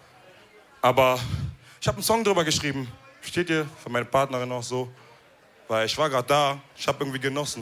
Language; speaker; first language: German; early bilingual, other home language; Wolof